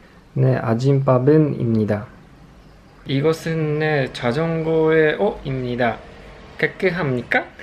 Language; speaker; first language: Korean; non-native, learner; Polish